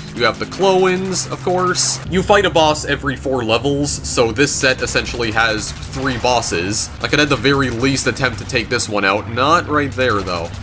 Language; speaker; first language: English; native; English